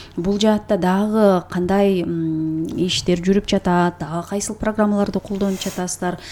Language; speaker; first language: Kyrgyz; native; Kyrgyz